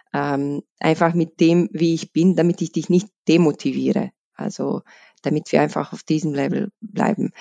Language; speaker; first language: German; non-native, fluent; Bosnian